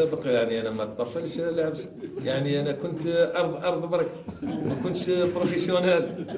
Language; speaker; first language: Arabic; native; Arabic